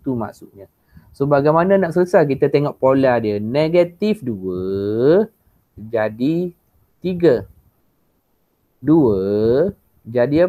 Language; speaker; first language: Malay; native; Malay